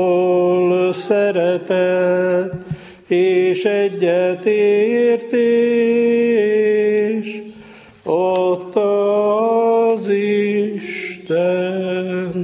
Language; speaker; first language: Hungarian; native; Hungarian